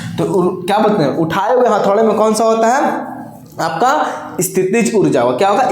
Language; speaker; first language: Hindi; native; Hindi